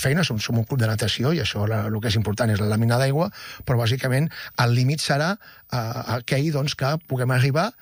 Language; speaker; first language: Catalan; native; Catalan